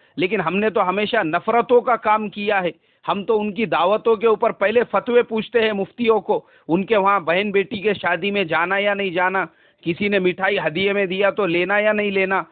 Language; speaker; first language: Urdu; native; Urdu